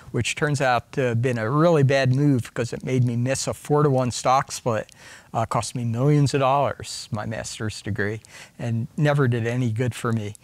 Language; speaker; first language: English; native; English